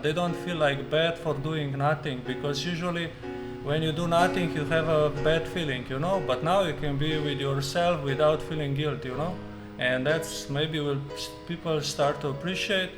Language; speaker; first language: English; non-native, fluent; Slovenian